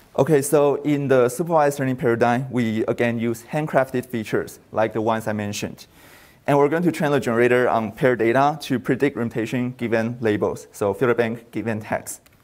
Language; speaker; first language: English; non-native, fluent; Chinese